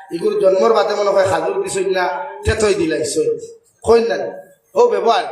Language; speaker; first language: Bangla; non-native, local second language; Sylheti